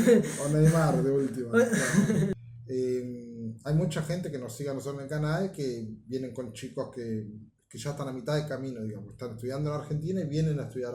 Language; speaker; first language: Spanish; native; Spanish